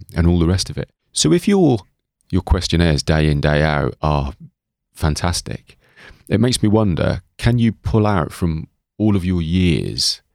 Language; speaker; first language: English; native; English